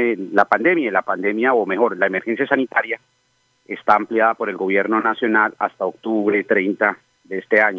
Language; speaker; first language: Spanish; native; Spanish